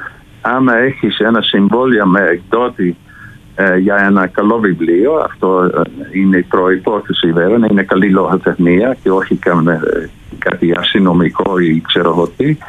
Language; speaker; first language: Greek; non-native, fluent; Dutch